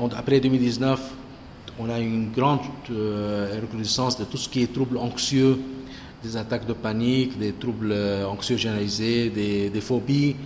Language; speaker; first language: French; non-native, local second language; Arabic